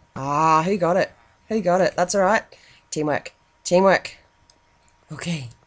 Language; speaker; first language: English; native; English